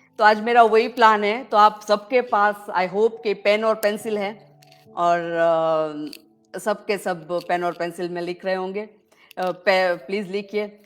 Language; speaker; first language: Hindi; non-native, local second language; Gujarati